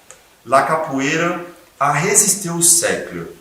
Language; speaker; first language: French; non-native, fluent; Portuguese